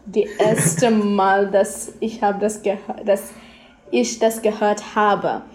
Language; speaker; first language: German; non-native, learner; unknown